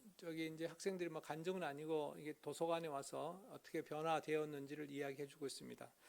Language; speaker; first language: Korean; native; Korean